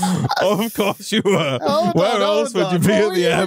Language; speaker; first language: English; native; English